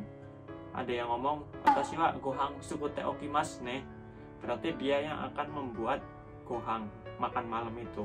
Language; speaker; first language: Indonesian; native; Indonesian